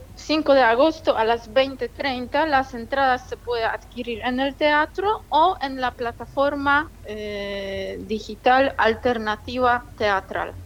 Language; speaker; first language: Spanish; non-native, fluent; Polish